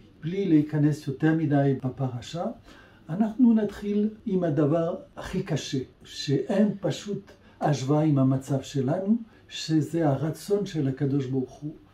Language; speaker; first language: Hebrew; non-native, fluent; French